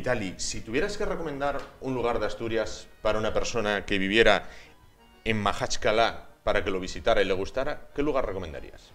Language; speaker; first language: Spanish; native; Spanish